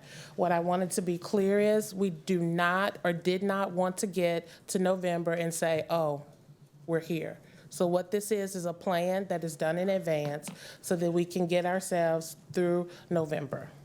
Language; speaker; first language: English; native; English